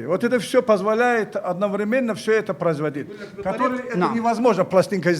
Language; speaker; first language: Russian; native; Russian